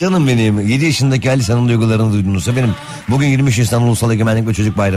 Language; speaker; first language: Turkish; native; Turkish